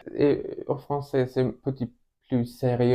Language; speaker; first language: French; non-native, learner; Swedish